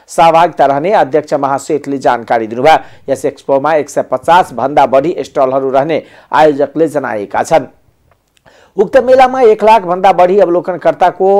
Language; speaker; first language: Nepali; non-native, local second language; Maithili